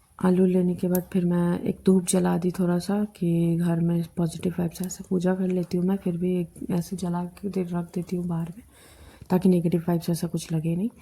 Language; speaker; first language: Hindi; non-native, local second language; Bangla